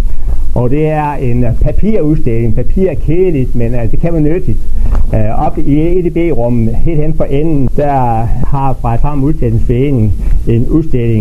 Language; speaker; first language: Danish; native; Danish